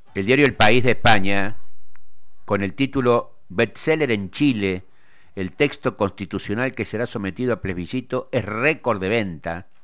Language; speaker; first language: Spanish; native; Spanish